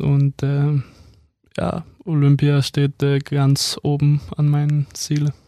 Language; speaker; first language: German; non-native, fluent; Danish